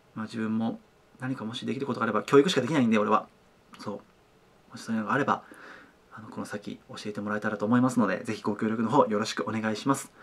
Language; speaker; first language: Japanese; native; Japanese